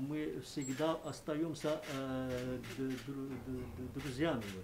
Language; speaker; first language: Russian; non-native, fluent; Arabic